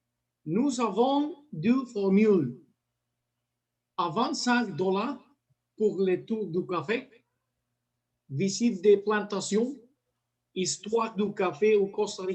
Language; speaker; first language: French; non-native, learner; Spanish